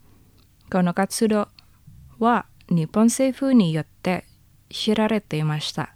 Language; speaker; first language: Japanese; non-native, learner; Indonesian